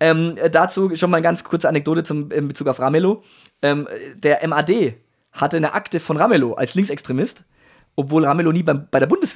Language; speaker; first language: German; native; German